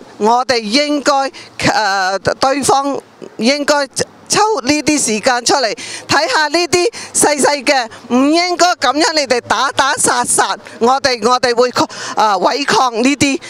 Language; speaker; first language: Cantonese; non-native, learner; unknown